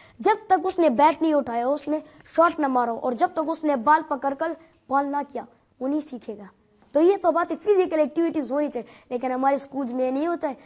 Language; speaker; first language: Urdu; non-native, local second language; Pashto